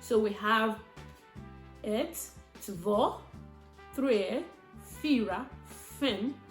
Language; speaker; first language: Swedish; non-native, learner; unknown